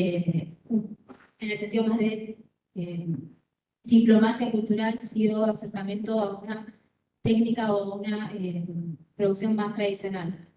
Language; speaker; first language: Spanish; native; Spanish